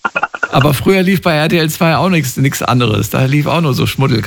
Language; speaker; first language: German; native; German